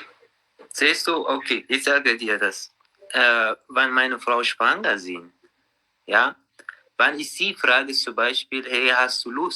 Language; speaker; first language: German; non-native, learner; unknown